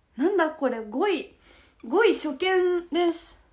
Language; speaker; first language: Japanese; native; Japanese